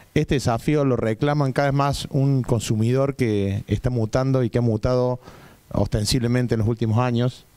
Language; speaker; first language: Spanish; native; Spanish